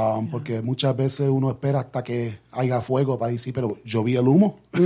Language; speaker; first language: Spanish; early bilingual, heritage; Spanish